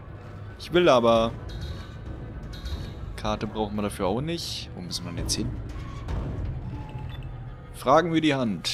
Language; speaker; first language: German; native; German